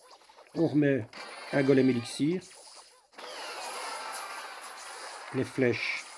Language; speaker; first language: French; native; French